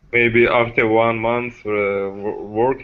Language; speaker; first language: English; non-native, learner; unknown